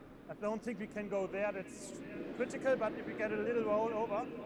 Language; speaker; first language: English; non-native, fluent; German